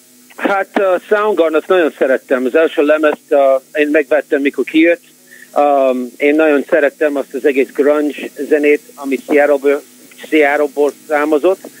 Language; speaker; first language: Hungarian; early bilingual, heritage; Hungarian